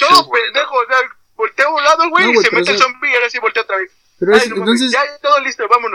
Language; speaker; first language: Spanish; native; Spanish